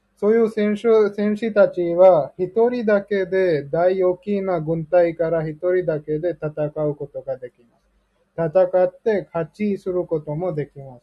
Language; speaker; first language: Japanese; non-native, learner; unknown